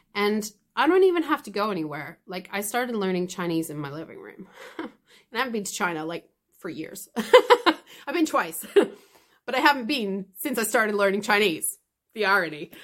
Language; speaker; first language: English; native; English